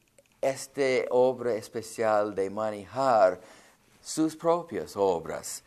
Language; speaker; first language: Spanish; non-native, fluent; English